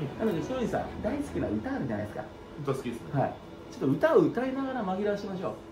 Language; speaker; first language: Japanese; native; Japanese